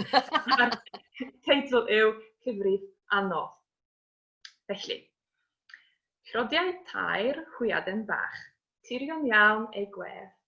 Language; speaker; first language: Welsh; non-native, fluent; Polish